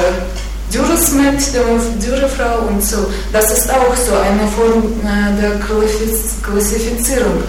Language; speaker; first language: German; non-native, fluent; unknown